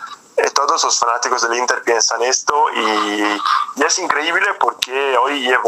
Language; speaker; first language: Spanish; non-native, fluent; Italian